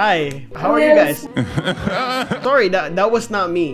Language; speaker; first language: English; non-native, local second language; Filipino